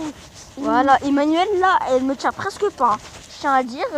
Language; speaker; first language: French; native; French